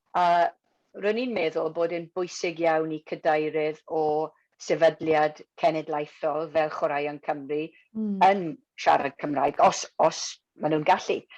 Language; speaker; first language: Welsh; non-native, local second language; English